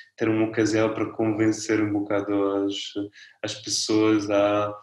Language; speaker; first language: Portuguese; non-native, fluent; Italian